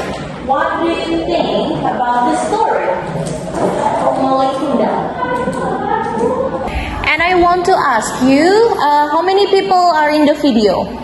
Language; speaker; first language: English; non-native, fluent; Indonesian